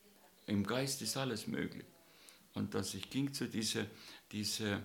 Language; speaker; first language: German; non-native, fluent; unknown